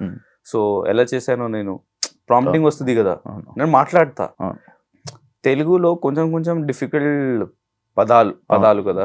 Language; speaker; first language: Telugu; non-native, learner; Hindi